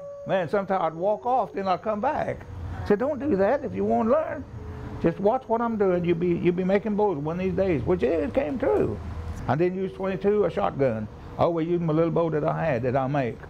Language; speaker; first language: English; native; English